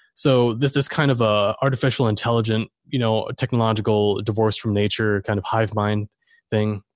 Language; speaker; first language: English; non-native, fluent; German